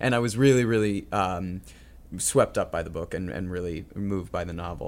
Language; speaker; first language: English; native; English